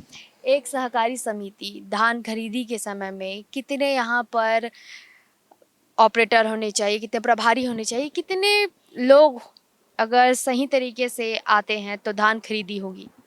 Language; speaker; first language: Hindi; native; Hindi